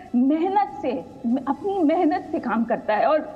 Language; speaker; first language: Hindi; native; Hindi